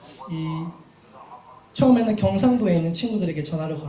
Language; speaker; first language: Korean; native; Korean